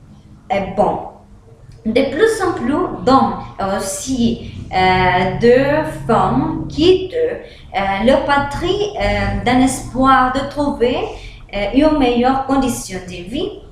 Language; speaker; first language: French; non-native, learner; Spanish